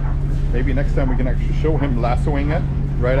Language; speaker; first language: English; native; English